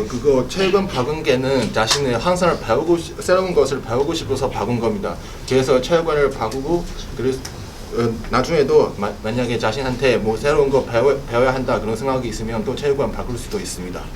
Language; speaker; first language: Korean; non-native, learner; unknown